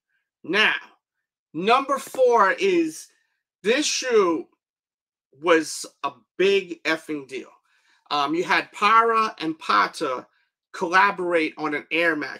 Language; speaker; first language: English; native; English